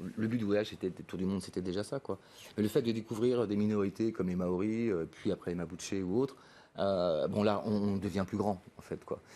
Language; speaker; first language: French; native; French